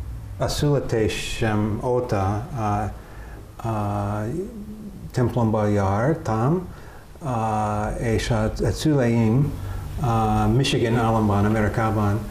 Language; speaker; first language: Hungarian; non-native, learner; English